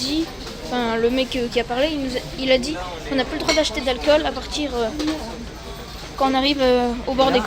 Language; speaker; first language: French; native; French